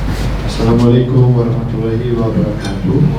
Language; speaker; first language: Indonesian; non-native, learner; Ukrainian